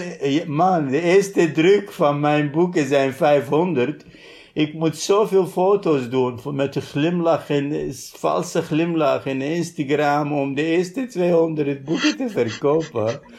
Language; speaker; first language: Dutch; non-native, fluent; Arabic